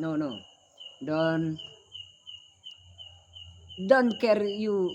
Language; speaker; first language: English; non-native, learner; Indonesian